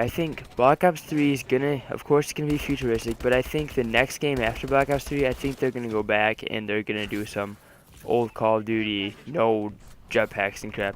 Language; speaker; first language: English; native; English